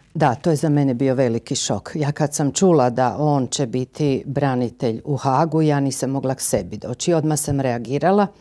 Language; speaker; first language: Croatian; native; Croatian